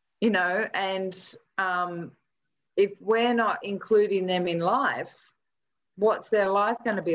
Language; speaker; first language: English; native; English